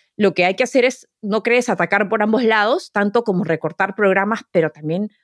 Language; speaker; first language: Spanish; native; Spanish